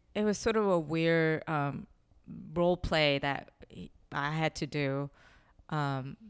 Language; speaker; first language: English; non-native, fluent; Korean